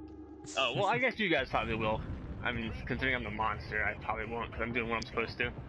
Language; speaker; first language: English; native; English